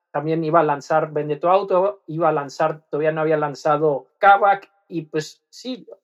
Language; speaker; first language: Spanish; non-native, fluent; Dutch